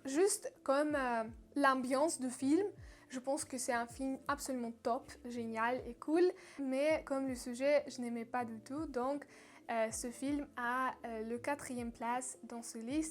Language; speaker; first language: French; non-native, learner; Russian